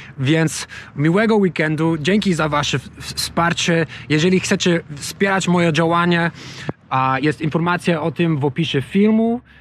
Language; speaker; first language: Polish; non-native, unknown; English